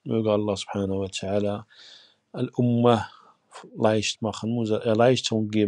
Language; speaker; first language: German; non-native, fluent; Arabic